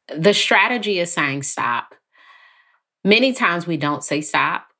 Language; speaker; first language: English; native; English